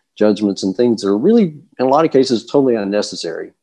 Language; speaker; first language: English; native; English